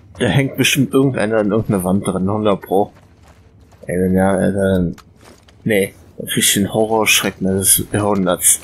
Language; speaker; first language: German; native; German